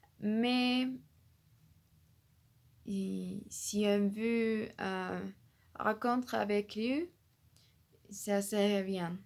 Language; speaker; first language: French; non-native, learner; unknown